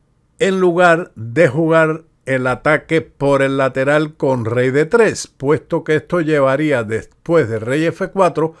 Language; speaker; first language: Spanish; native; Spanish